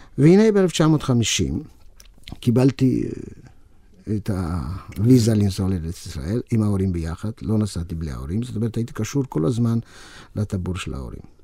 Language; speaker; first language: Hebrew; non-native, fluent; Yiddish